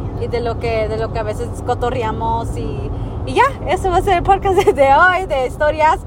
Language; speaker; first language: Spanish; early bilingual, heritage; Spanish